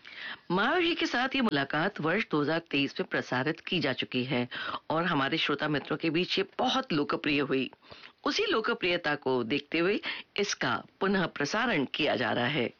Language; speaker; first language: Hindi; native; Hindi